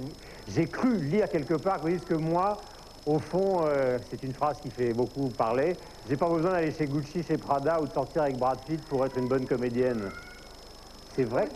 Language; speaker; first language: French; native; French